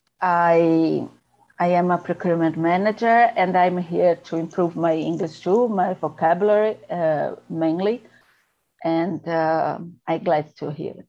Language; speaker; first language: English; non-native, learner; Portuguese